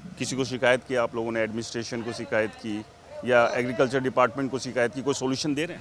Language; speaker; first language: Hindi; native; Hindi